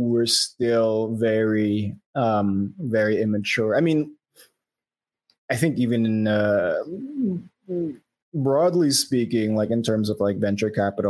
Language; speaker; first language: English; non-native, local second language; Filipino